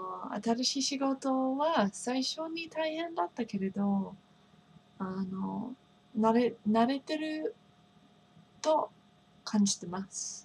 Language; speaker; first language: Japanese; non-native, fluent; English